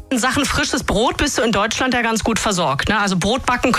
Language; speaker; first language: German; native; German